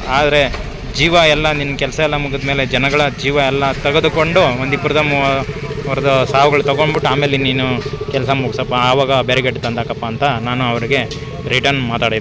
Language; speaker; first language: Kannada; native; Kannada